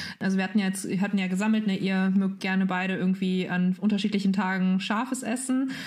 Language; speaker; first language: German; native; German